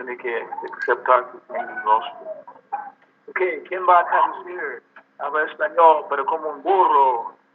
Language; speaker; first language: Spanish; non-native, learner; English